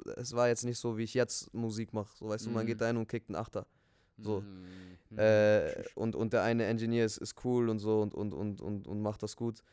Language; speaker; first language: German; early bilingual, other home language; Spanish